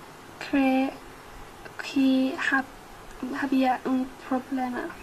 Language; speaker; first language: Spanish; non-native, learner; English